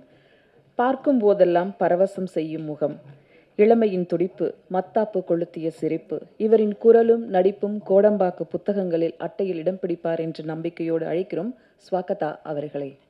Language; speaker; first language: Tamil; native; Tamil